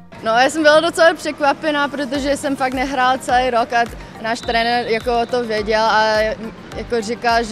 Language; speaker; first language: Czech; non-native, local second language; English